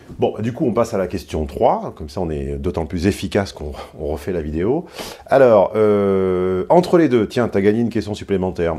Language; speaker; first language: French; native; French